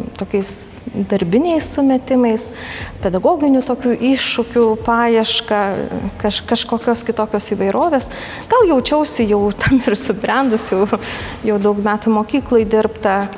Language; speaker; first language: Lithuanian; native; Lithuanian